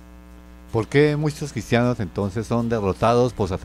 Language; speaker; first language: Spanish; native; Spanish